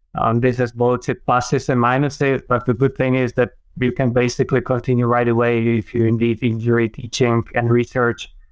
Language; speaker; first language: English; non-native, fluent; Czech